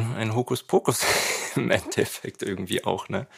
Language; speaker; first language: German; native; German